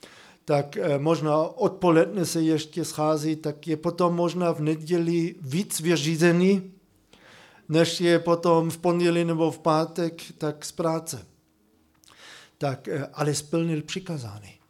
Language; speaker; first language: Czech; non-native, fluent; German